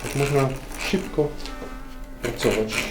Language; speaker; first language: Polish; non-native, fluent; German